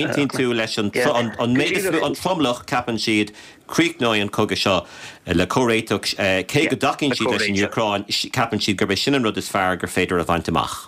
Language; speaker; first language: Irish; native; Irish